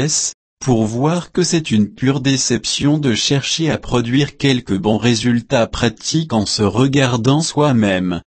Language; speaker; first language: French; native; French